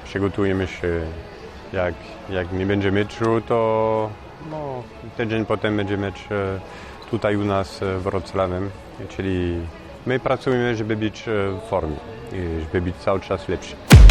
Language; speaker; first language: Polish; non-native, fluent; French